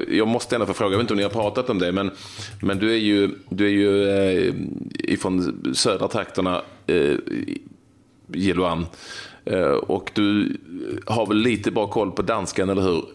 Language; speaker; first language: Swedish; native; Swedish